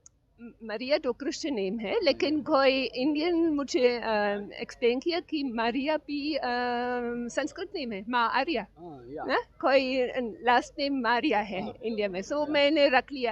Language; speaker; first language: Hindi; non-native, learner; German